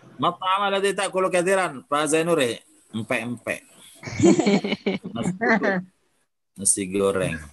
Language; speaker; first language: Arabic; non-native, fluent; Indonesian